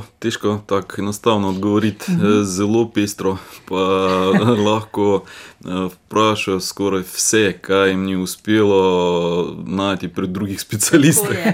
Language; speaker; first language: Slovenian; non-native, fluent; Russian